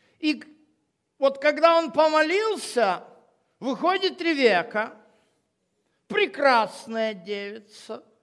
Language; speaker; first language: Russian; native; Russian